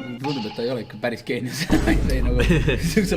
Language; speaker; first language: Estonian; native; Estonian